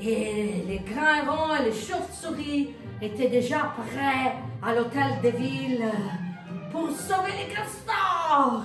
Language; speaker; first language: French; non-native, fluent; Italian